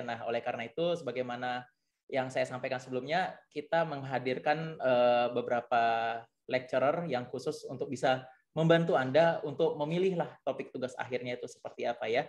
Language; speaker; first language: Indonesian; native; Indonesian